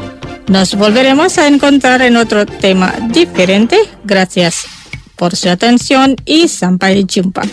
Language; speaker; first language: Spanish; non-native, fluent; Indonesian